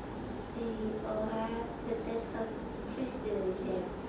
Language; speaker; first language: French; non-native, learner; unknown